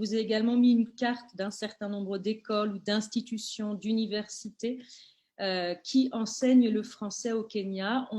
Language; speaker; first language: French; native; French